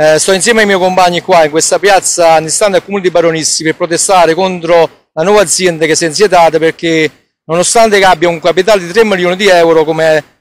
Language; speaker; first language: Italian; native; Italian